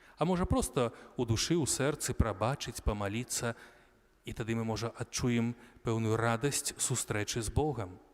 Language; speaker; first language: Belarusian; native; Belarusian